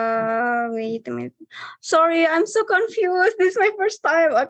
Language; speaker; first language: English; non-native, learner; Indonesian